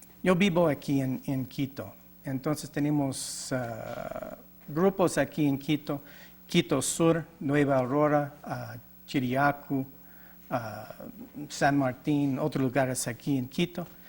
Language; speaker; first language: Spanish; non-native, learner; English